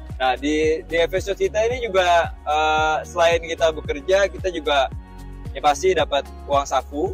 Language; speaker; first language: Indonesian; native; Indonesian